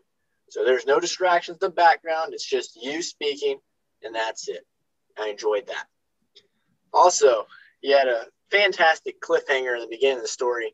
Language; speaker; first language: English; native; English